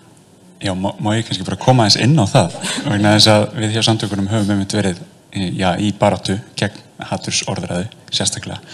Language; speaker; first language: Icelandic; native; Icelandic